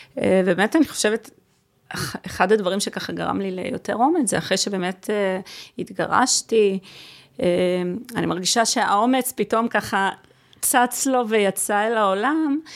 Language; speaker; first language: Hebrew; early bilingual, other home language; Russian